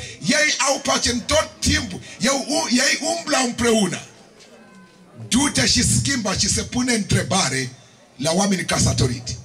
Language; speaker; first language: Romanian; non-native, learner; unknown